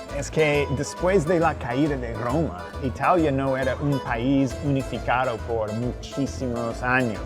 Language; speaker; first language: Spanish; non-native, fluent; English